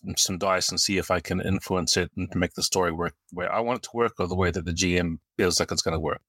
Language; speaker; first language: English; native; English